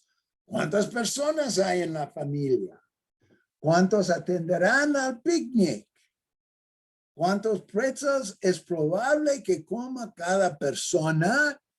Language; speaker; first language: Spanish; non-native, fluent; English